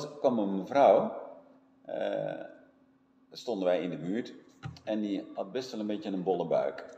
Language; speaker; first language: Dutch; native; Dutch